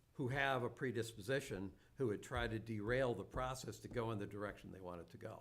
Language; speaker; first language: English; native; English